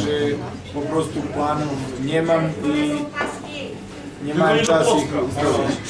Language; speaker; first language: Polish; non-native, fluent; Serbian